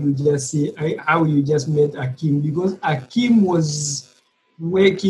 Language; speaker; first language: English; non-native, local second language; Swahili